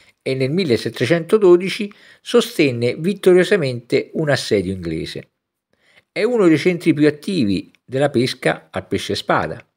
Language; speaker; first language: Italian; native; Italian